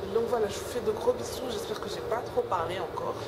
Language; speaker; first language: French; non-native, local second language; Wolof